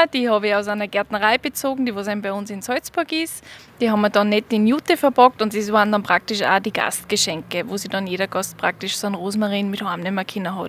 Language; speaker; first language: German; native; German